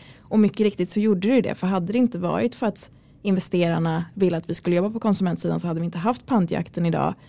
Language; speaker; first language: Swedish; early bilingual, other home language; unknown